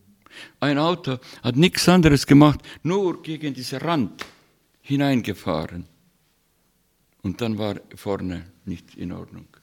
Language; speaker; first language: German; non-native, fluent; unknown